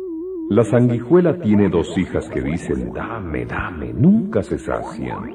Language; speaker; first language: Spanish; native; Spanish